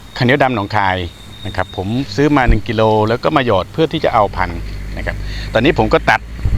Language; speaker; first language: Thai; non-native, local second language; Khmer